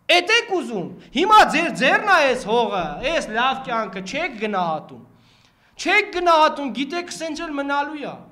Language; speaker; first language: Armenian; native; Armenian